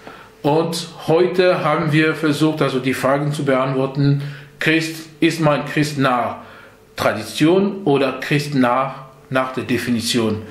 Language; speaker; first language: German; non-native, fluent; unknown